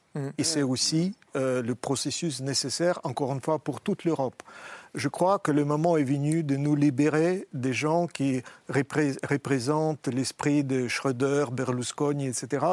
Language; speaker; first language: French; non-native, fluent; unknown